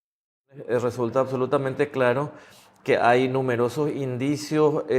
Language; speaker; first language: Spanish; native; Spanish